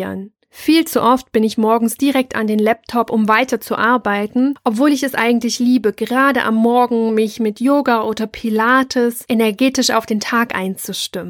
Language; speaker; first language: German; native; German